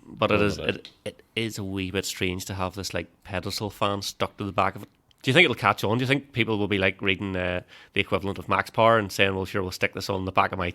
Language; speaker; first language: English; native; English